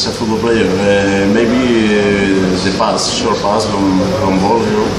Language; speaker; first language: English; non-native, learner; Spanish